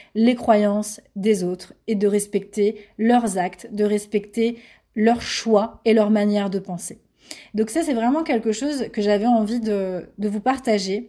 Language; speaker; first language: French; native; French